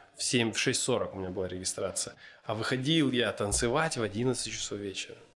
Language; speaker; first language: Russian; native; Russian